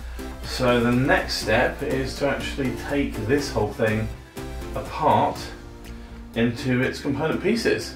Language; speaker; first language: English; native; English